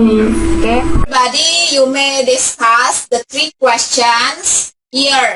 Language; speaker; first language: English; non-native, fluent; Indonesian